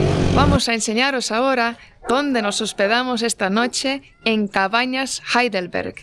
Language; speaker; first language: Spanish; non-native, fluent; Estonian